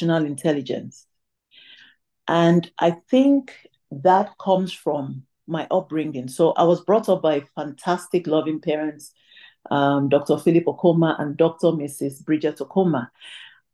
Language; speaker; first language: English; non-native, local second language; Igbo